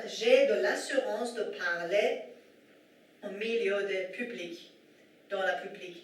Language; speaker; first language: French; non-native, fluent; Persian